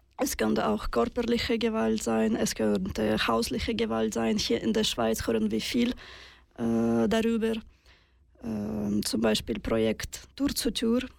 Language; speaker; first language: German; non-native, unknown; Russian